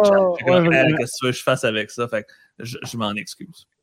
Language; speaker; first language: French; native; French